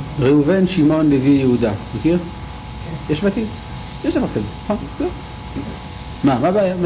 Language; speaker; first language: Hebrew; native; Hebrew